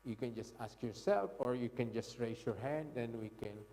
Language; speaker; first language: English; non-native, local second language; Filipino